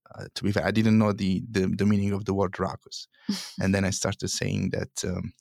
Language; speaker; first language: English; non-native, fluent; Italian